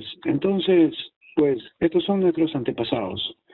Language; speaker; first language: Spanish; native; Spanish